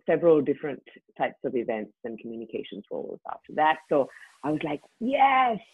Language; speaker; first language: English; native; English